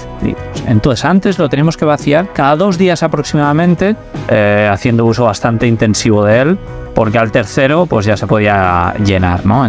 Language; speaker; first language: Spanish; native; Spanish